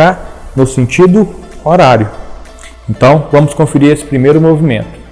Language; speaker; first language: Portuguese; native; Portuguese